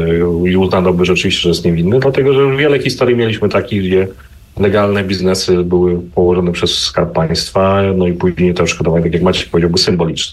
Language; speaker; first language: Polish; native; Polish